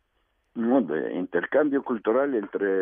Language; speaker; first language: Spanish; non-native, fluent; Russian